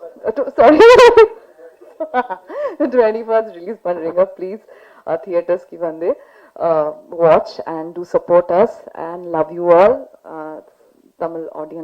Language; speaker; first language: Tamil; non-native, learner; Bangla